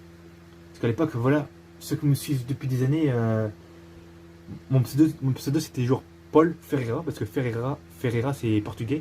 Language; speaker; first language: French; native; French